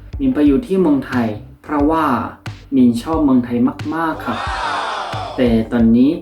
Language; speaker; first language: Thai; non-native, fluent; Korean